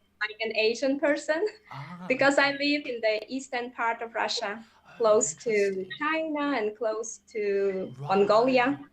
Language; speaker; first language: English; non-native, fluent; Russian